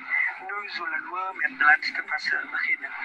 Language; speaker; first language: Dutch; non-native, learner; Indonesian